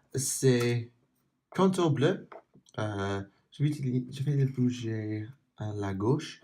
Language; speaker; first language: French; non-native, learner; English